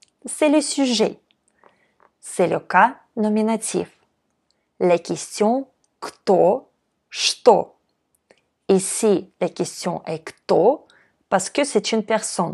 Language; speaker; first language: French; non-native, fluent; Russian